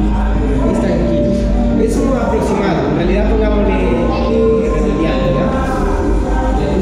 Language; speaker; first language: Spanish; native; Spanish